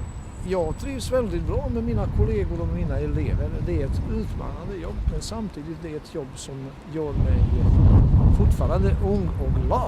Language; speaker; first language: Swedish; non-native, fluent; Bosnian